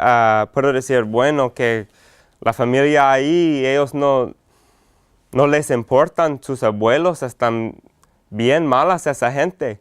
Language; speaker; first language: Spanish; non-native, fluent; English